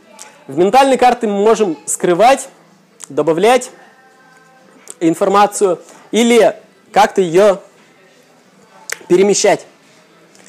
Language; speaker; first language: Russian; native; Russian